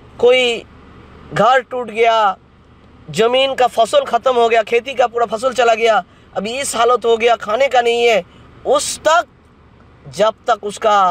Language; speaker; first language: Hindi; non-native, local second language; Bangla